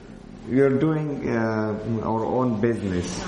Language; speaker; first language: English; non-native, learner; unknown